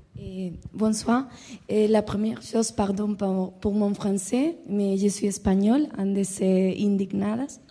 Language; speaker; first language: French; non-native, learner; Spanish